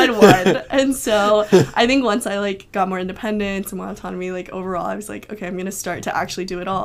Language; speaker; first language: English; native; English